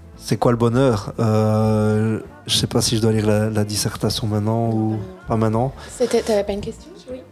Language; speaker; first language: French; early bilingual, other home language; Italian